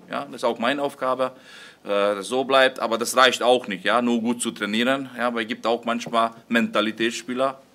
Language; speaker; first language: German; non-native, fluent; Hungarian